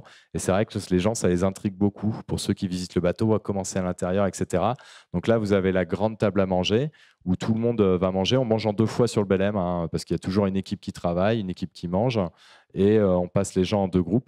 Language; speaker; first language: French; native; French